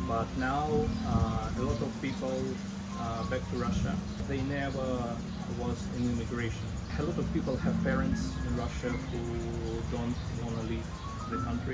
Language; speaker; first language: English; non-native, learner; Russian